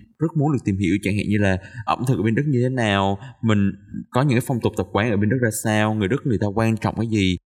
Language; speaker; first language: Vietnamese; native; Vietnamese